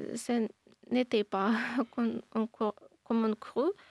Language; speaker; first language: French; non-native, learner; Ukrainian